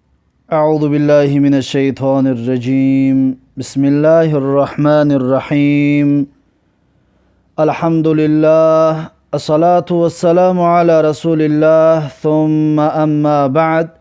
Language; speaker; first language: Arabic; non-native, fluent; Persian